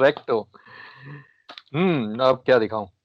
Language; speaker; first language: Hindi; native; Hindi